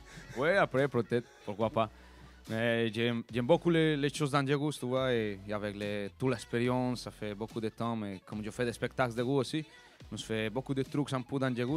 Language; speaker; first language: French; non-native, learner; Spanish